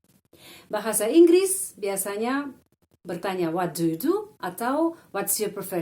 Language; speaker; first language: Indonesian; non-native, fluent; Russian